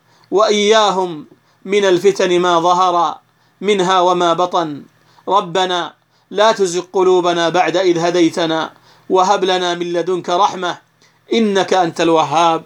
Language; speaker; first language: Arabic; native; Arabic